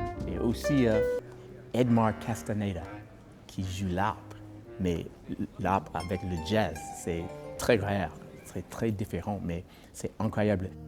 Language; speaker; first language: French; non-native, learner; English